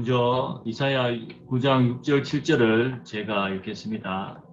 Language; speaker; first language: Korean; native; Korean